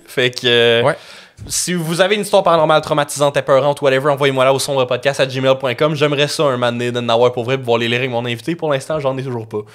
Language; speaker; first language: French; native; French